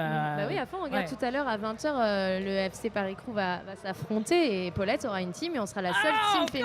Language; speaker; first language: French; native; French